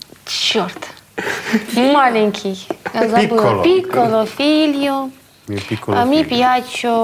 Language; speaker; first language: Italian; non-native, learner; Russian